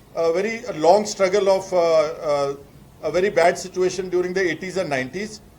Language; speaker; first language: English; non-native, local second language; Punjabi